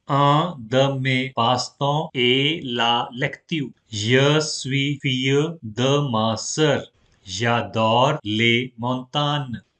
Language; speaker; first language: French; non-native, fluent; Hindi